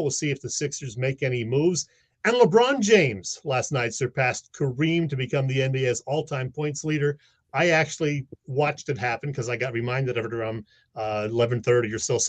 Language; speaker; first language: English; native; English